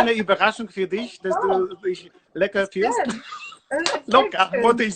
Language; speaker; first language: German; non-native, learner; Polish